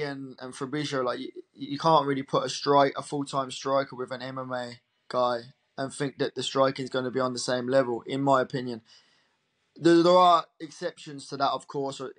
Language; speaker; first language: English; native; English